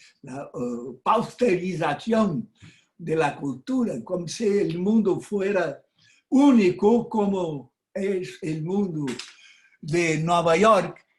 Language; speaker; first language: Spanish; non-native, fluent; Portuguese